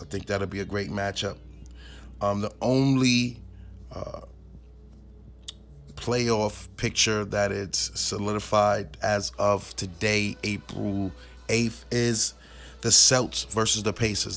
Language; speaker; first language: English; native; English